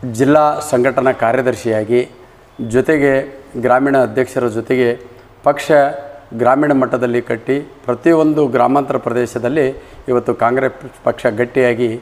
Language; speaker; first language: Kannada; non-native, local second language; Lambadi